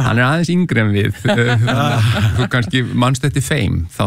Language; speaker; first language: Icelandic; native; Icelandic